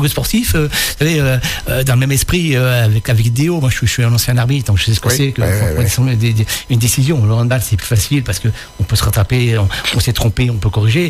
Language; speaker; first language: French; native; French